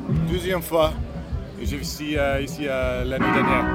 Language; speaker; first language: French; non-native, learner; English